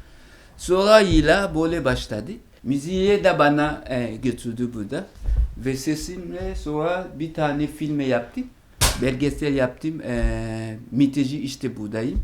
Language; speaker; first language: Turkish; non-native, learner; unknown